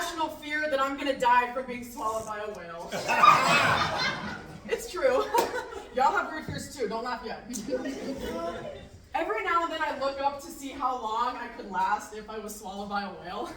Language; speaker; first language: English; native; English